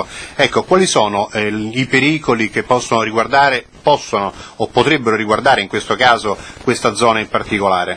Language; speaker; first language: Italian; native; Italian